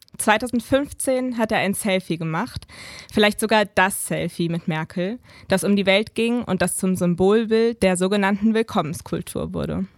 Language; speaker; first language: German; native; German